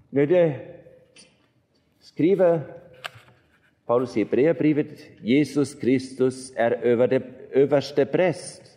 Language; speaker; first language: Swedish; non-native, fluent; German